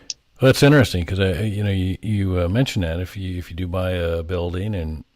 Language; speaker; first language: English; native; English